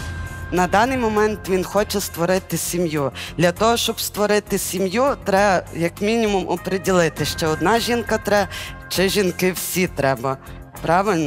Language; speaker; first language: Ukrainian; native; Ukrainian